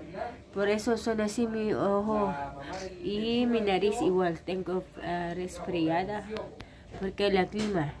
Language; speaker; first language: Spanish; non-native, learner; Filipino